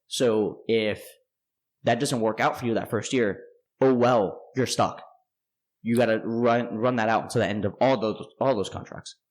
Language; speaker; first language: English; native; English